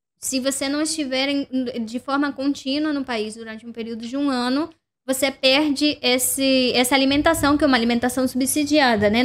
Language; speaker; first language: Portuguese; non-native, fluent; Spanish